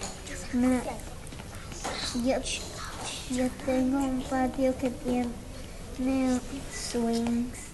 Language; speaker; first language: Spanish; early bilingual, other home language; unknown